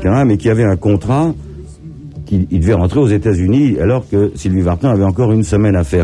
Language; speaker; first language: French; native; French